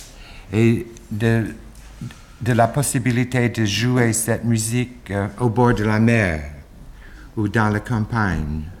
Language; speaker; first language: French; non-native, fluent; English